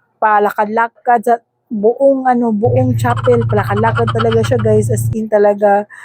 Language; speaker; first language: Filipino; non-native, local second language; Cebuano